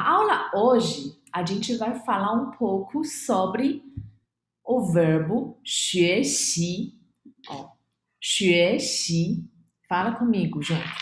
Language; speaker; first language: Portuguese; non-native, fluent; Chinese